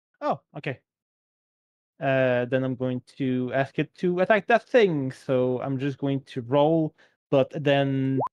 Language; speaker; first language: English; non-native, fluent; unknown